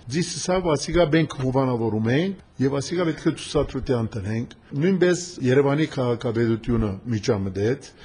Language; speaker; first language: Armenian; early bilingual, heritage; Armenian